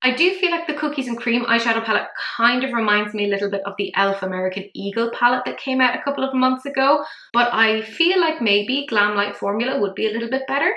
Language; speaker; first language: English; native; English